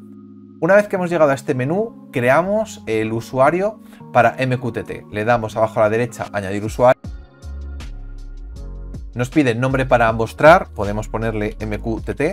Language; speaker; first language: Spanish; native; Spanish